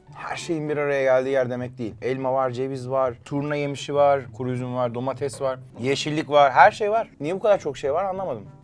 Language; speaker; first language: Turkish; native; Turkish